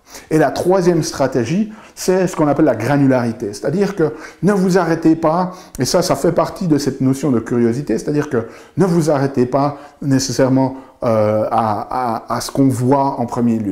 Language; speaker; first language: French; native; French